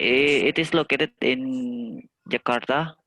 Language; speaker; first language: English; non-native, learner; Indonesian